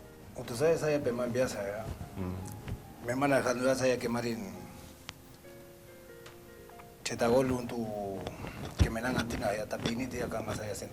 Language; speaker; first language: Indonesian; non-native, learner; Spanish